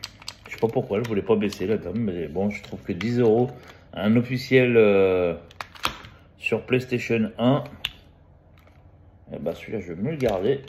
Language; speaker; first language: French; native; French